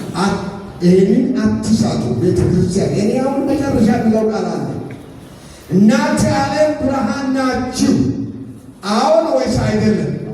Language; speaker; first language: Amharic; non-native, local second language; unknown